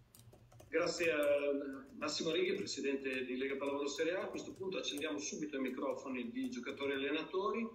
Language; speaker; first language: Italian; native; Italian